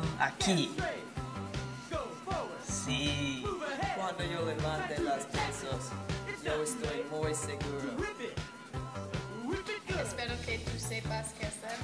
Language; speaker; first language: Spanish; non-native, learner; English